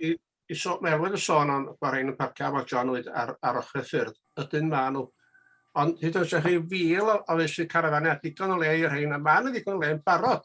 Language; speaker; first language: Welsh; native; Welsh